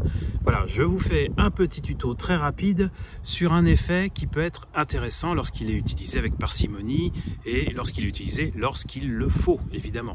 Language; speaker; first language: French; native; French